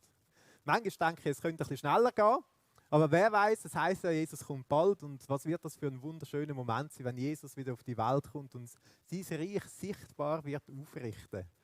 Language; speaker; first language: German; native; German